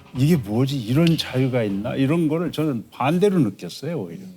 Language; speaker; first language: Korean; native; Korean